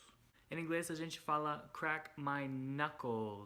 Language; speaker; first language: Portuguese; non-native, fluent; English